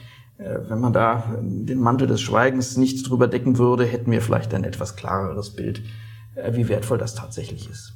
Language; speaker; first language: German; native; German